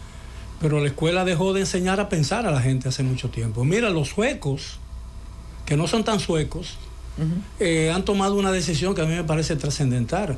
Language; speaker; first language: Spanish; native; Spanish